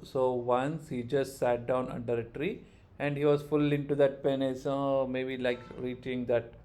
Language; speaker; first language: English; non-native, local second language; Kannada